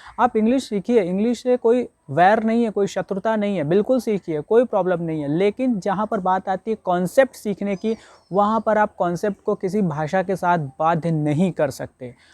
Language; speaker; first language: Hindi; native; Hindi